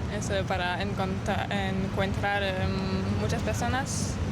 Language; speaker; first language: Spanish; non-native, learner; French